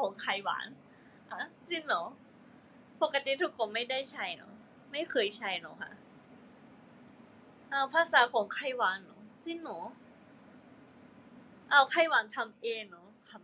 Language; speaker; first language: Thai; non-native, fluent; Japanese